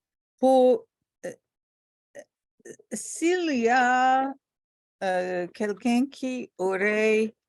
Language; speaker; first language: French; non-native, local second language; Haitian Creole